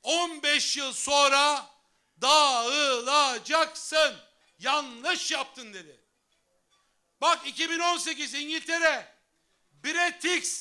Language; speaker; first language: Turkish; native; Turkish